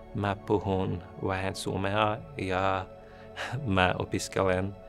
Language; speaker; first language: English; non-native, fluent; Persian